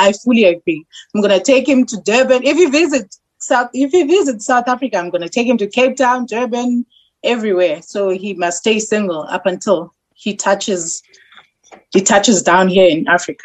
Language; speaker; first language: English; non-native, local second language; Xhosa